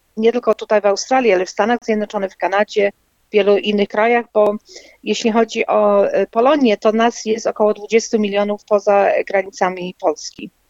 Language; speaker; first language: Polish; native; Polish